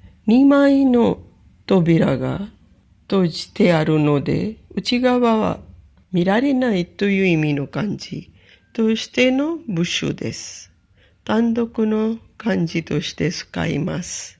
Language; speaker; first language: Japanese; non-native, fluent; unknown